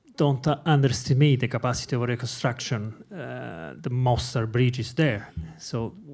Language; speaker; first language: English; non-native, fluent; Italian